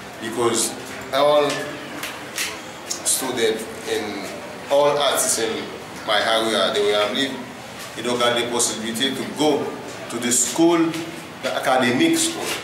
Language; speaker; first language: English; non-native, learner; Haitian Creole